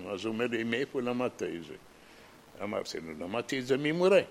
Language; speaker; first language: Hebrew; non-native, fluent; Arabic